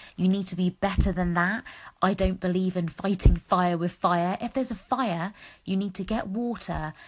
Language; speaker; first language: English; native; English